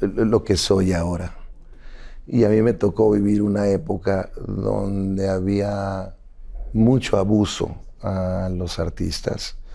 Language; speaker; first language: Spanish; native; Spanish